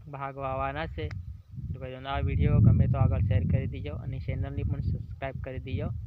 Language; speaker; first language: Gujarati; non-native, local second language; Bhili